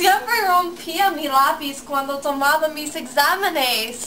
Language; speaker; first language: Spanish; non-native, learner; English